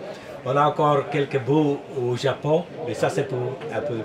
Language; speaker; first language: French; non-native, learner; Dutch